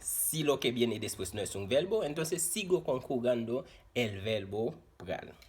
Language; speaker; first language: Spanish; non-native, fluent; Haitian Creole